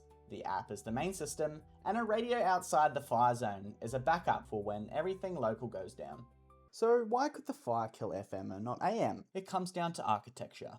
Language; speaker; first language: English; native; English